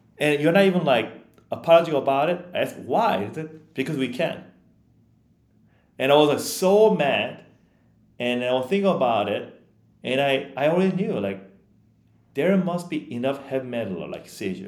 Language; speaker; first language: English; non-native, fluent; Korean